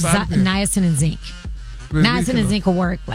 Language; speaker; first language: English; native; English